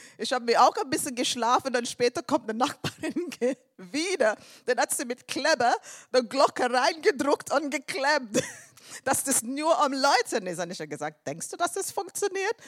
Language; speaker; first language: German; non-native, fluent; English